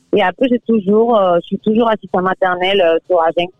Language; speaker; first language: French; non-native, fluent; Spanish